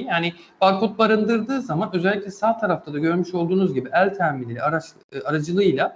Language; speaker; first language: Turkish; native; Turkish